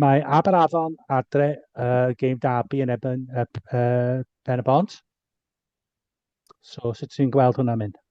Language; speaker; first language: Welsh; non-native, fluent; English